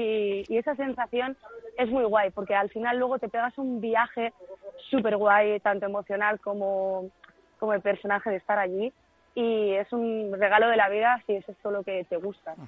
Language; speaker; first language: Spanish; native; Spanish